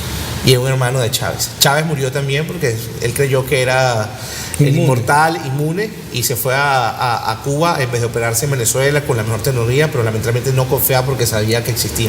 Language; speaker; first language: Spanish; native; Spanish